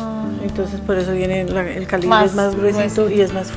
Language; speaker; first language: Spanish; native; Spanish